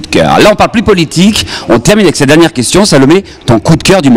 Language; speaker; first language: French; native; French